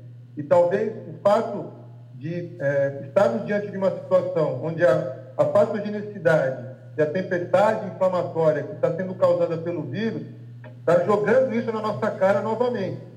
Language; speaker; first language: Portuguese; native; Portuguese